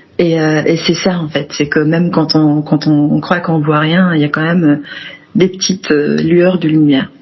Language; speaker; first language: French; non-native, local second language; Arabic